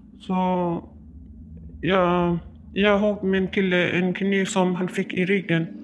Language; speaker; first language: Swedish; non-native, learner; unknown